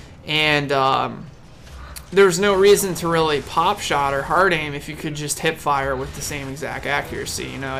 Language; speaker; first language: English; native; English